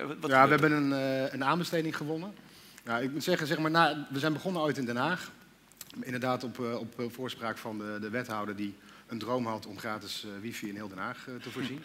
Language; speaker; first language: Dutch; native; Dutch